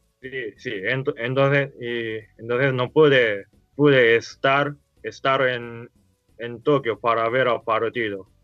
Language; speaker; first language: Spanish; non-native, learner; Japanese